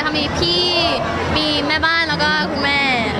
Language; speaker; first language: Thai; native; Thai